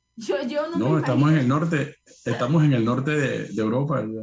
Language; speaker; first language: Spanish; native; Spanish